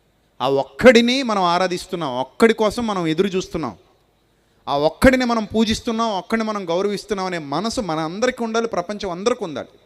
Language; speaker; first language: Telugu; native; Telugu